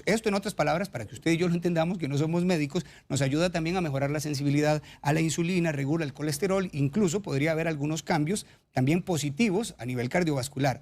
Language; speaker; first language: Spanish; native; Spanish